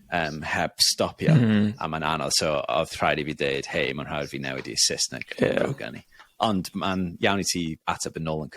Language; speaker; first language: Welsh; non-native, local second language; English